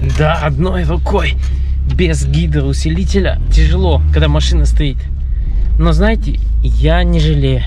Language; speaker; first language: Russian; early bilingual, heritage; Russian